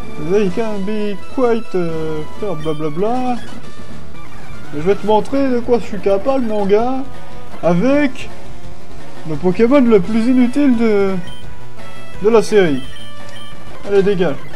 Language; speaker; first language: French; native; French